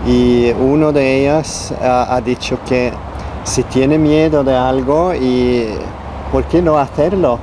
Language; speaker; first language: Spanish; non-native, learner; Swedish